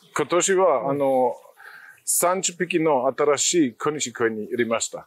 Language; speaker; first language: Japanese; non-native, learner; German